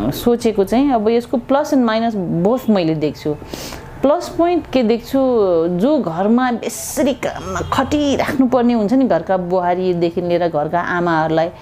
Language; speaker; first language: Nepali; non-native, local second language; Tibetan